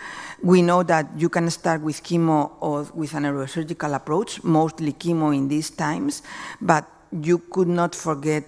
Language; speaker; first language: English; non-native, fluent; Spanish